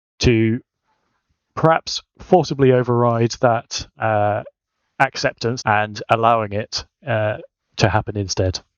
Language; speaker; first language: English; native; English